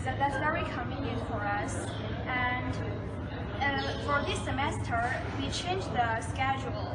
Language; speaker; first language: English; non-native, learner; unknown